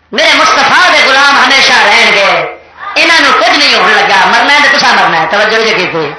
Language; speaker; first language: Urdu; non-native, local second language; Punjabi